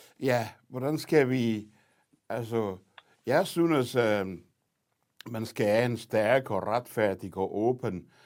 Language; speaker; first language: Danish; non-native, fluent; Portuguese